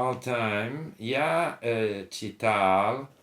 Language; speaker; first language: Russian; non-native, learner; English